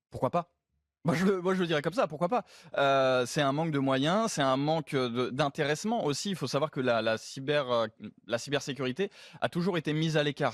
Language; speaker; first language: French; native; French